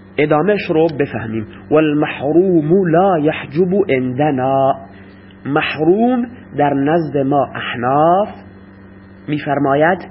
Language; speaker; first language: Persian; non-native, local second language; Baluchi